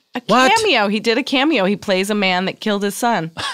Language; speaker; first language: English; native; English